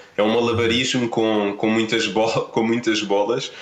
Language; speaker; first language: Portuguese; native; Portuguese